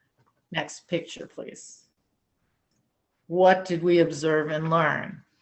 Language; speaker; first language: English; native; English